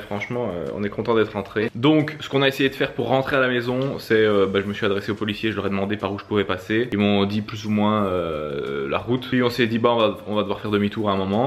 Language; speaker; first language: French; native; French